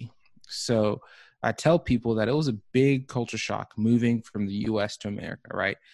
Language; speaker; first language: English; early bilingual, other home language; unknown